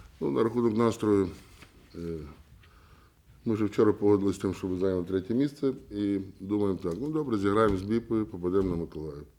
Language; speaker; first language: Ukrainian; native; Ukrainian